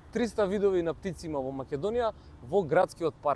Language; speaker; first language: Macedonian; native; Macedonian